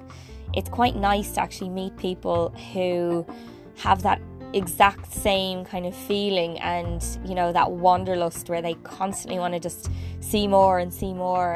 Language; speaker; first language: English; native; English